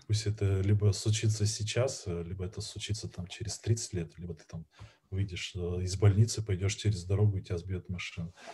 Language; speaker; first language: Russian; native; Russian